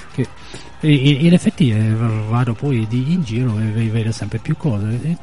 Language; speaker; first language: Italian; non-native, fluent; English